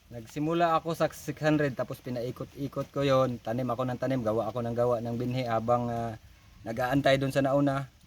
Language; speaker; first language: Filipino; non-native, local second language; Cebuano